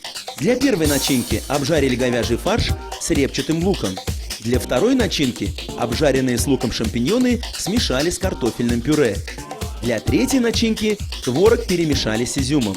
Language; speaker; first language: Russian; native; Russian